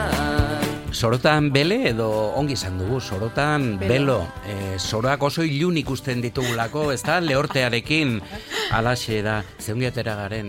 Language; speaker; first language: Basque; native; Basque